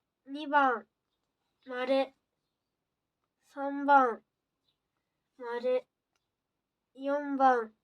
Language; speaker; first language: Japanese; native; Japanese